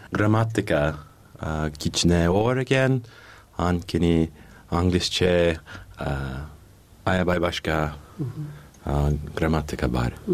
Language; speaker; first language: Kyrgyz; non-native, learner; English